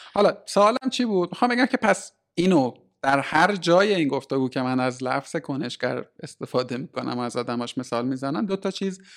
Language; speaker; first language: Persian; native; Persian